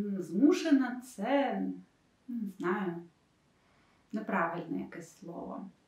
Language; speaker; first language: Ukrainian; non-native, local second language; Russian